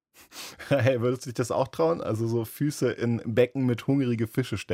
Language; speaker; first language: German; native; German